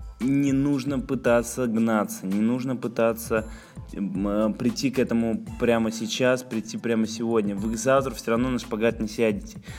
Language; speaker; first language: Russian; native; Russian